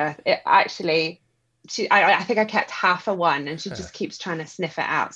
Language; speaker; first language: English; native; English